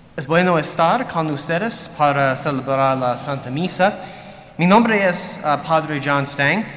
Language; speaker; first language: Spanish; non-native, learner; English